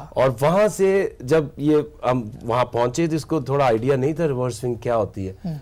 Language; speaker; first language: Urdu; non-native, local second language; Punjabi